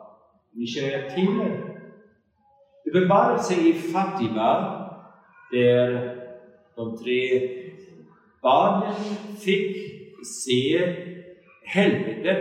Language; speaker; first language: Swedish; non-native, fluent; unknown